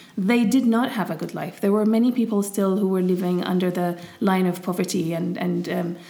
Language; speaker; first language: English; early bilingual, heritage; Arabic